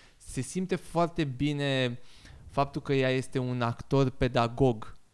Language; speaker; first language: Romanian; native; Romanian